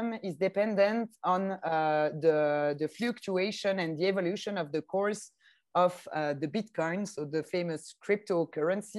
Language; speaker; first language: English; non-native, fluent; French